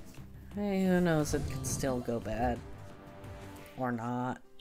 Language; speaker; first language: English; native; English